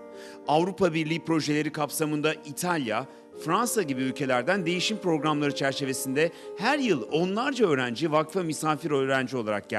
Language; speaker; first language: Turkish; native; Turkish